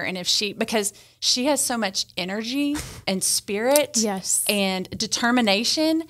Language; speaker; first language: English; native; English